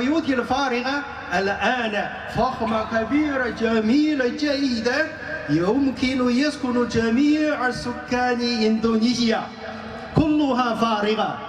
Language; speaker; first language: Arabic; non-native, fluent; Chinese